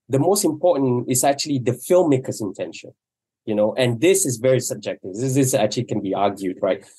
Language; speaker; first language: English; non-native, local second language; Malay